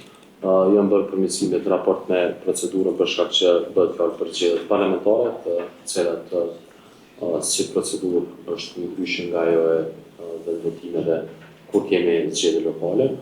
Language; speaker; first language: Albanian; native; Albanian